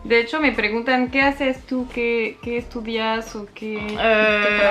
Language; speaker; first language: Spanish; non-native, fluent; French